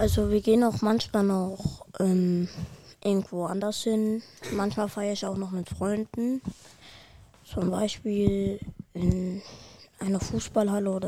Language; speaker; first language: German; early bilingual, other home language; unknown